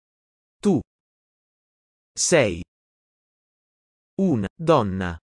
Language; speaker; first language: Italian; non-native, learner; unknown